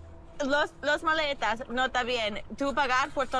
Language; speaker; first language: Spanish; non-native, learner; English